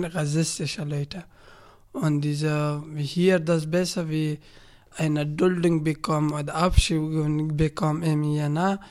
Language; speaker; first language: German; non-native, learner; Persian